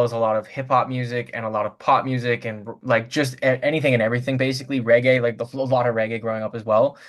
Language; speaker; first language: English; native; English